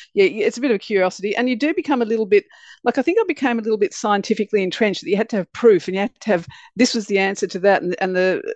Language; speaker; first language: English; native; English